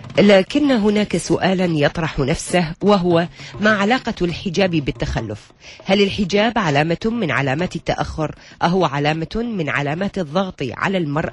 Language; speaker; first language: Arabic; native; Arabic